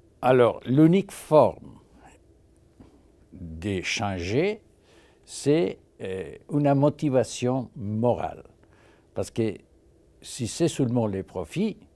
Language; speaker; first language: French; non-native, fluent; Spanish